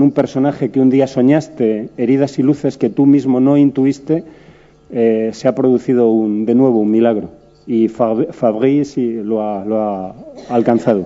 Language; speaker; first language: Spanish; native; Spanish